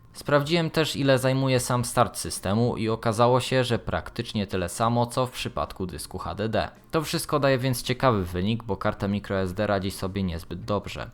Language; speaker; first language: Polish; native; Polish